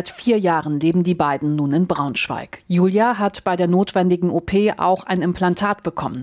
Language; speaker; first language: German; native; German